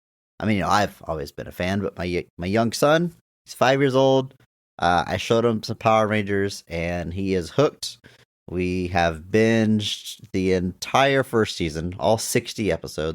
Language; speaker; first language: English; native; English